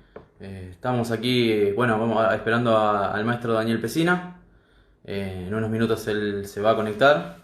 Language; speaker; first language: Spanish; native; Spanish